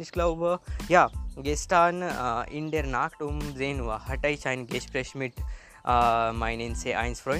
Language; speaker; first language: German; non-native, learner; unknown